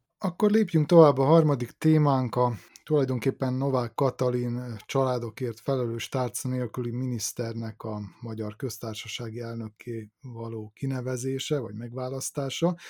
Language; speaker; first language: Hungarian; native; Hungarian